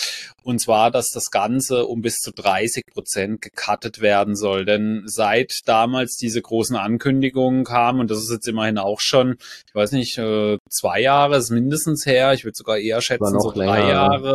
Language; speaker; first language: German; native; German